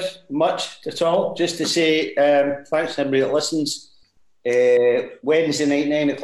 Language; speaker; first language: English; native; English